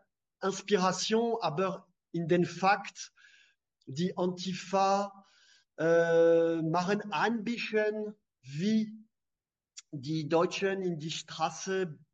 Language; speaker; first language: German; non-native, fluent; French